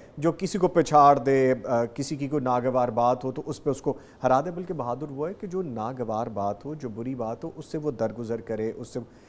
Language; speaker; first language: Urdu; native; Urdu